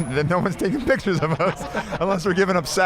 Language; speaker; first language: English; native; English